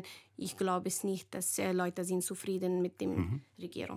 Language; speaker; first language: German; non-native, learner; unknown